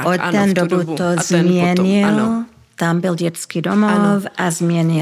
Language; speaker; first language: Czech; early bilingual, heritage; Czech